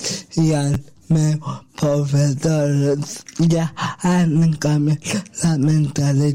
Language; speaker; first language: Catalan; non-native, local second language; Spanish